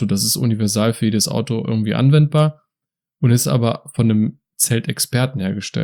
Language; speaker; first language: German; native; German